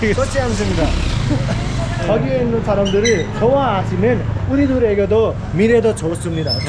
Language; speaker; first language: Korean; non-native, learner; Nepali